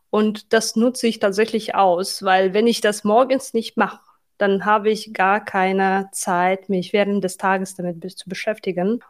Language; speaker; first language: German; non-native, fluent; Russian